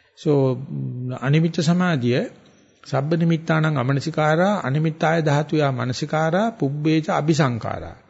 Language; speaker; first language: English; non-native, local second language; Sinhala